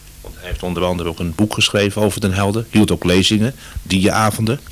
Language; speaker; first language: Dutch; native; Dutch